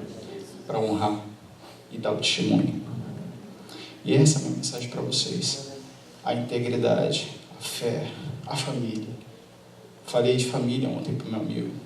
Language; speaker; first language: Portuguese; native; Portuguese